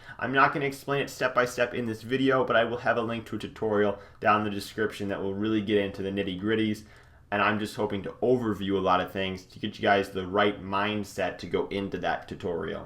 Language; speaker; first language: English; native; English